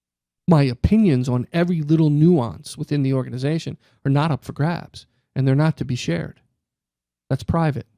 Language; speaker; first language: English; native; English